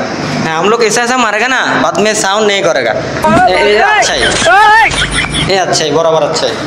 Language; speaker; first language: Hindi; non-native, learner; Bangla